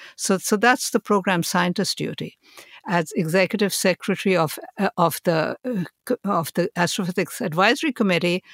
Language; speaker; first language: English; non-native, local second language; Hindi